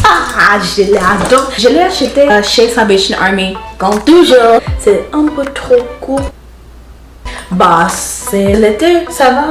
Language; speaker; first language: French; non-native, learner; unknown